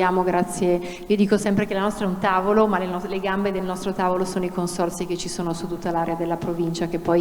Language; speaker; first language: Italian; native; Italian